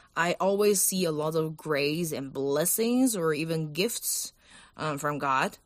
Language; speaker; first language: English; non-native, fluent; Chinese